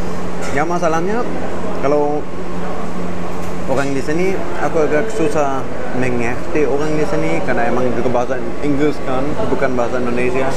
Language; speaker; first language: Indonesian; non-native, fluent; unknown